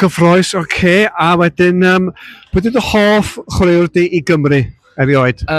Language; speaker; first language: Welsh; native; Welsh